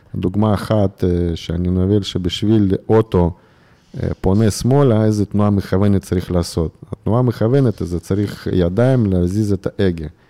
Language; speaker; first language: Hebrew; non-native, fluent; Russian